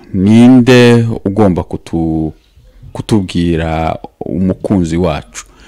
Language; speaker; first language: Kinyarwanda; native; Kinyarwanda